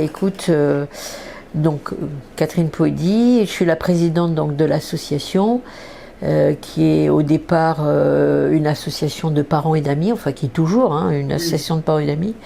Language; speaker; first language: French; native; French